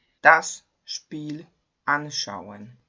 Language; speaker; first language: German; non-native, fluent; Hungarian